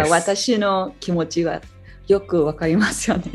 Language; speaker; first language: Japanese; non-native, fluent; English